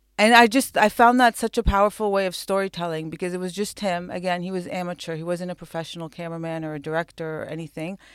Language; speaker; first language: English; non-native, fluent; Arabic